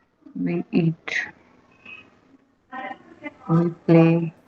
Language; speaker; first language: English; non-native, learner; Hindi